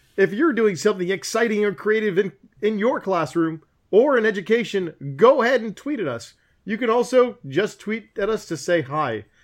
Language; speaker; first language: English; native; English